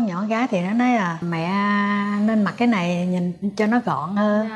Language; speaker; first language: Vietnamese; native; Vietnamese